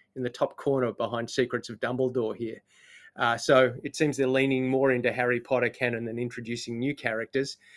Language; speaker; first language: English; native; English